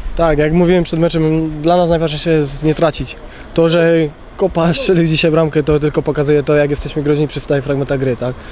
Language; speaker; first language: Polish; native; Polish